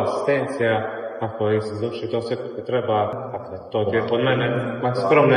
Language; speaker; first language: Bosnian; native; Bosnian